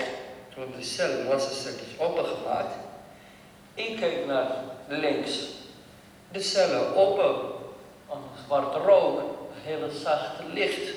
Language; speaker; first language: Dutch; non-native, learner; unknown